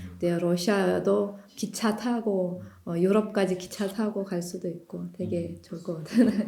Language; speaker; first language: Korean; non-native, fluent; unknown